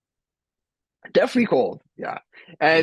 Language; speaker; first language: English; native; English